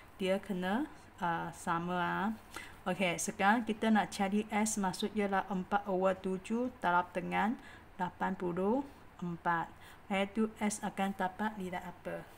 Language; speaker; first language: Malay; non-native, local second language; Chinese